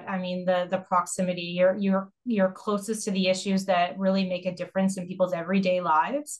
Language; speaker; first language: English; native; English